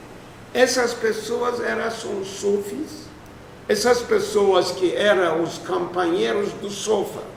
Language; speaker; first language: Portuguese; non-native, fluent; Turkish